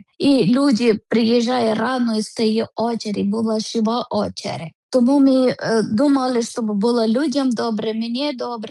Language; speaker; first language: Ukrainian; non-native, learner; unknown